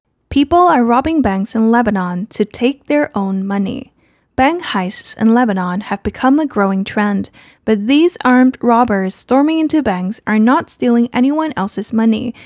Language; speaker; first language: English; non-native, fluent; Chinese